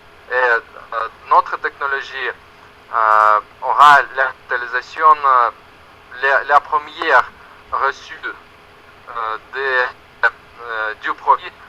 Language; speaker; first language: French; non-native, learner; Russian